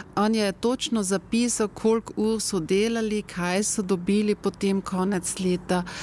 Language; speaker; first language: Slovenian; non-native, local second language; German